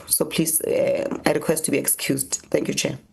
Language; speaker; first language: English; non-native, local second language; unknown